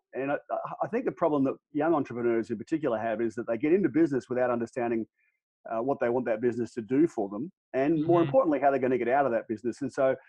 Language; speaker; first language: English; native; English